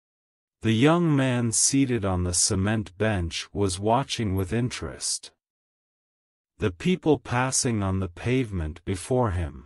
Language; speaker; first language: English; non-native, local second language; Urdu